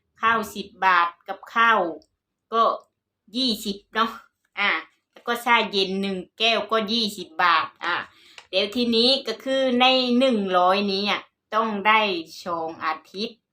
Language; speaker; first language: Thai; non-native, local second language; Northeastern Thai